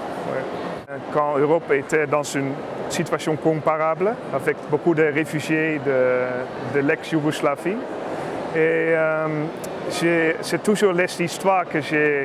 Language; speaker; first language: French; non-native, learner; Dutch